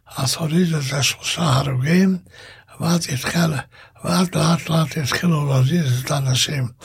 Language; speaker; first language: Hebrew; non-native, fluent; Hungarian